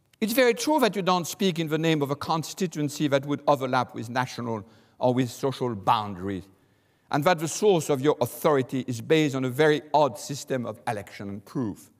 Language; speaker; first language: English; non-native, fluent; French